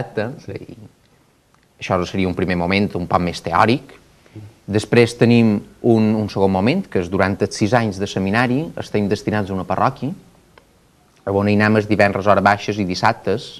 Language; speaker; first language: Catalan; native; Catalan